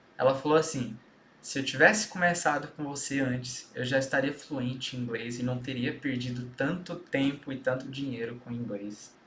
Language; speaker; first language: Portuguese; early bilingual, heritage; Portuguese